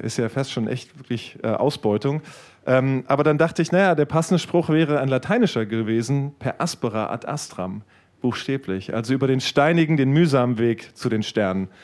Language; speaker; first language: German; native; German